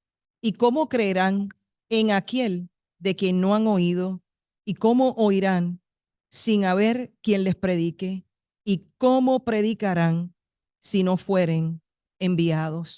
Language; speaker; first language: Spanish; native; Spanish